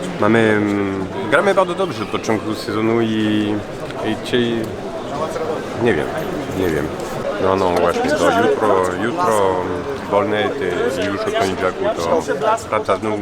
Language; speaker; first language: Polish; non-native, learner; French